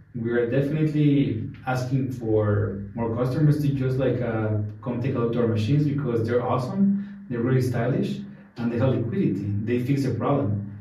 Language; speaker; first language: English; non-native, fluent; Spanish